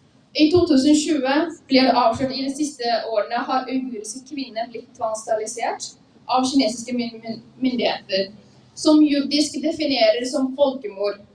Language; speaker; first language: Norwegian; non-native, fluent; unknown